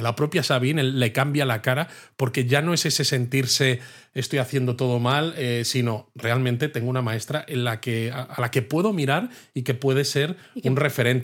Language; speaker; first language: Spanish; native; Spanish